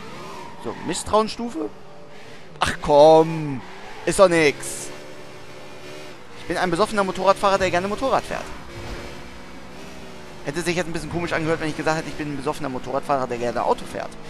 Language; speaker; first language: German; native; German